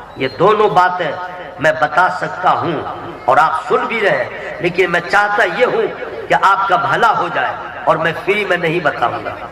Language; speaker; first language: Urdu; native; Urdu